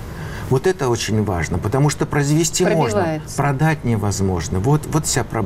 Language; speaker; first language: Russian; native; Russian